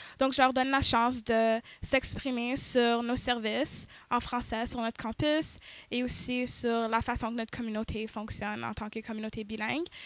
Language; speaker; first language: French; native; French